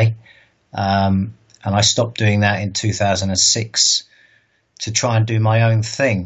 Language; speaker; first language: English; native; English